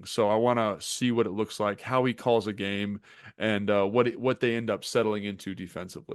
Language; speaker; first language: English; native; English